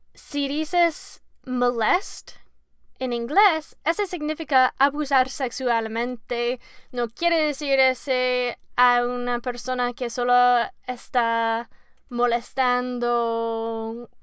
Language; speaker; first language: Spanish; non-native, learner; English